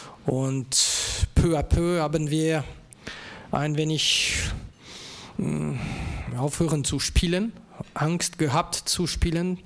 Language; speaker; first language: German; non-native, local second language; French